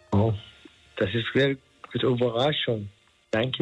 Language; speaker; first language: German; non-native, learner; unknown